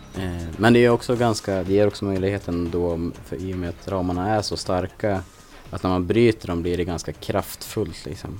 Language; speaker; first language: Swedish; native; Swedish